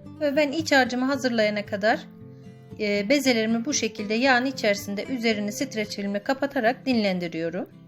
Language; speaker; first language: Turkish; native; Turkish